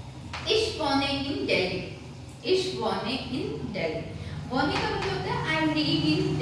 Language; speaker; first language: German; non-native, learner; Hindi